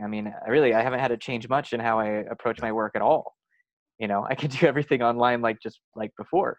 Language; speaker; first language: English; native; English